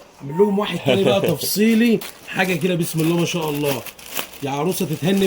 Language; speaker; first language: Arabic; native; Arabic